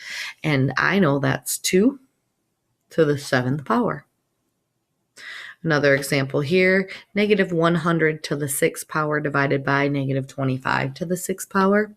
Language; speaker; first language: English; native; English